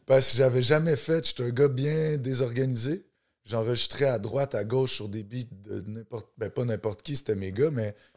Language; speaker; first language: French; native; French